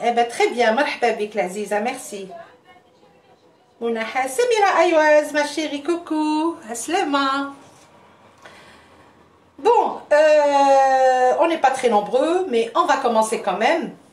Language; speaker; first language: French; non-native, local second language; Arabic